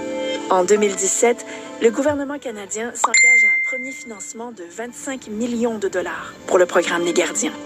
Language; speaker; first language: French; native; French